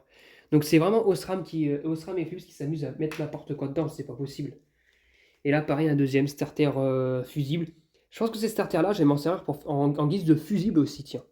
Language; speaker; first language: French; native; French